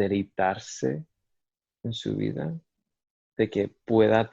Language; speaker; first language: Spanish; non-native, fluent; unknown